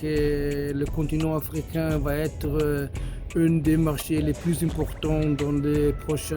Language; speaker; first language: French; non-native, fluent; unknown